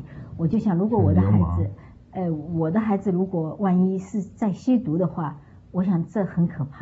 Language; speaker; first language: Chinese; native; Chinese